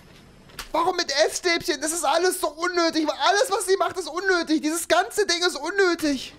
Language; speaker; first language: German; native; German